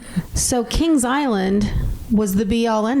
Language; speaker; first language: English; native; English